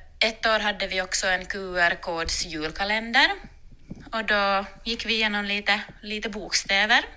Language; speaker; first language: Swedish; native; Swedish